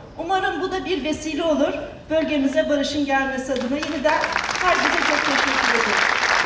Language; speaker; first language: Turkish; native; Turkish